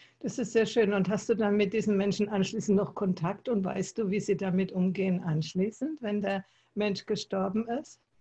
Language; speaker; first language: German; native; German